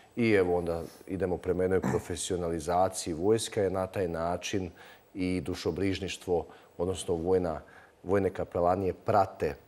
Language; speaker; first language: Croatian; native; Croatian